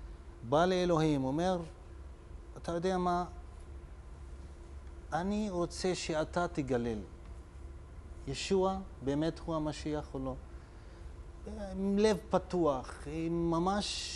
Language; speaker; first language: Hebrew; non-native, local second language; Arabic